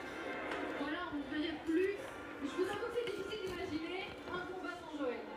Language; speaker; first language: French; native; French